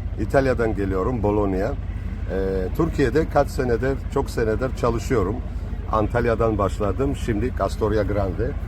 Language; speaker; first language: Turkish; non-native, learner; Italian